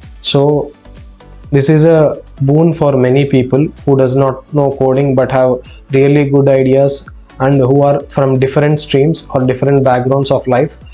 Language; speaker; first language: English; non-native, local second language; Telugu